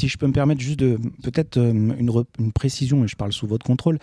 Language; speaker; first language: French; native; French